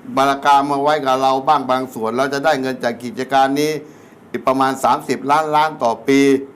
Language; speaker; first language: Thai; native; Thai